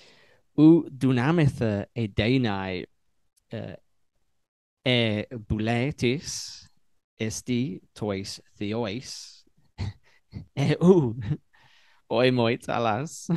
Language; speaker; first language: Greek; non-native, learner; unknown